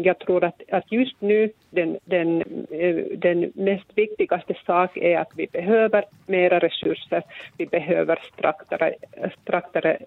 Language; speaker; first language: Swedish; non-native, local second language; Finnish